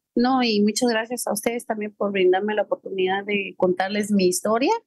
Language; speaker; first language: Spanish; native; Spanish